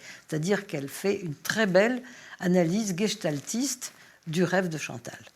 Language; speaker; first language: French; native; French